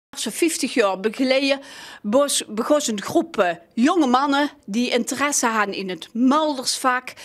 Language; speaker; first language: Dutch; native; Dutch